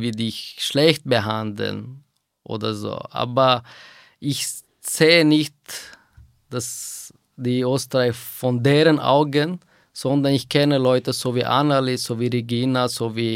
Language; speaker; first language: German; non-native, fluent; Persian